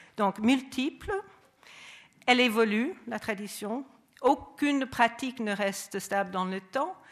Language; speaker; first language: French; non-native, fluent; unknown